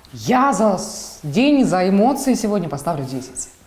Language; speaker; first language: Russian; native; Russian